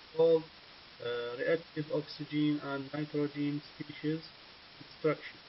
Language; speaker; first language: English; non-native, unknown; Arabic